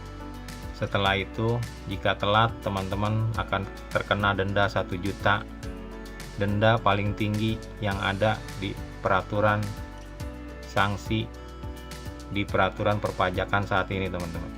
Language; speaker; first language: Indonesian; native; Indonesian